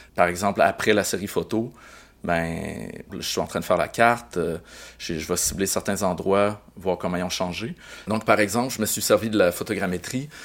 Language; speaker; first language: French; native; French